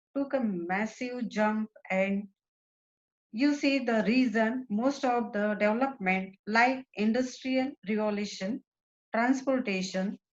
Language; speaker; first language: English; non-native, local second language; Marathi